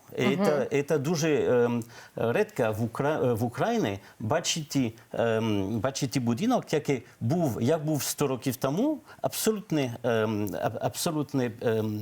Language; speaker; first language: Ukrainian; non-native, learner; French